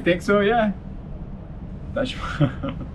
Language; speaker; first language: English; non-native, learner; Portuguese